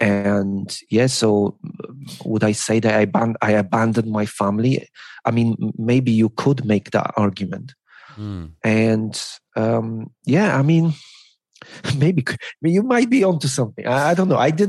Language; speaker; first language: English; non-native, fluent; Polish